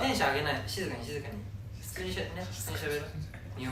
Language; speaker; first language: Japanese; native; Japanese